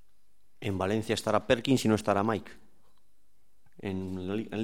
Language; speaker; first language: Spanish; native; Spanish